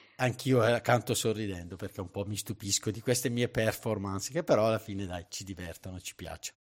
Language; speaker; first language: Italian; native; Italian